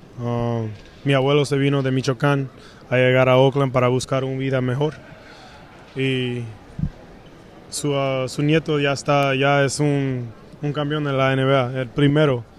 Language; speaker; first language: Spanish; early bilingual, heritage; English